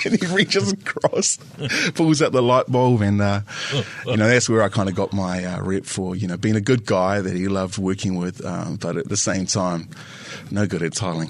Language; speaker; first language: English; native; English